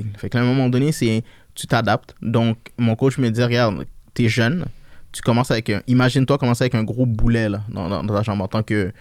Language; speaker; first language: French; early bilingual, other home language; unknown